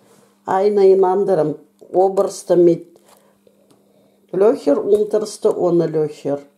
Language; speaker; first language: German; non-native, fluent; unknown